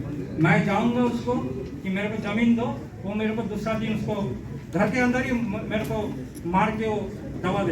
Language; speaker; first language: Hindi; non-native, learner; Bangla